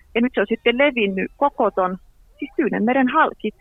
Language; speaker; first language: Finnish; native; Finnish